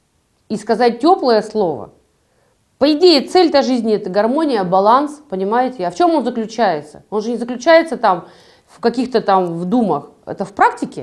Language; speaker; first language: Russian; native; Russian